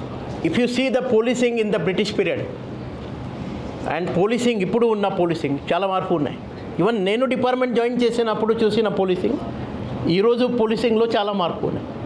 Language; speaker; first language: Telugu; non-native, fluent; Marathi